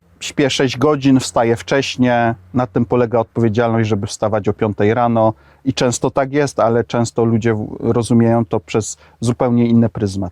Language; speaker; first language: Polish; native; Polish